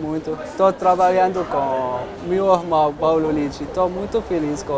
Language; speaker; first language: Portuguese; non-native, local second language; Arabic